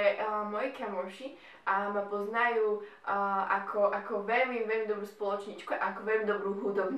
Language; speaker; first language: Slovak; non-native, local second language; Hungarian